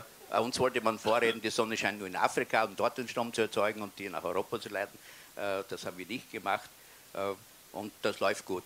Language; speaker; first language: German; native; German